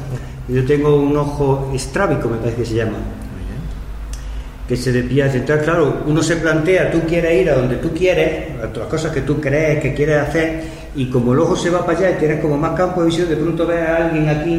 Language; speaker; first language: Spanish; native; Spanish